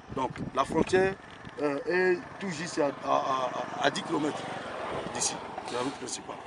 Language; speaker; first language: French; non-native, local second language; Swahili